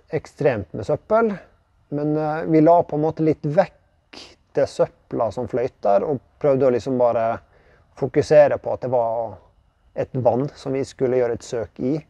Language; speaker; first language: Norwegian; native; Norwegian